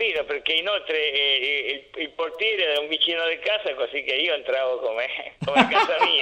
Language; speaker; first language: Italian; non-native, fluent; Spanish